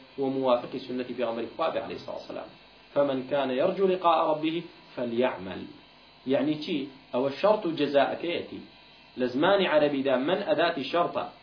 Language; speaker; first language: Central Kurdish; non-native, local second language; Kurdish